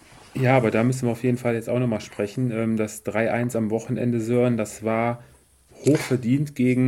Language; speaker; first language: German; native; German